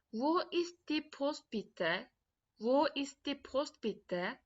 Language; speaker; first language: German; non-native, fluent; Turkish